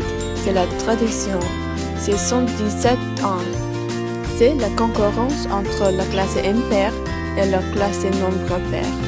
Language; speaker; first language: French; non-native, learner; English